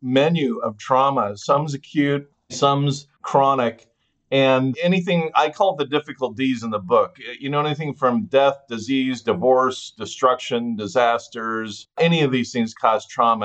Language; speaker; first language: English; native; English